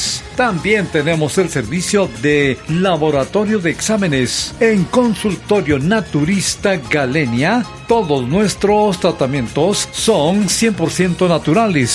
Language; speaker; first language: Spanish; native; Spanish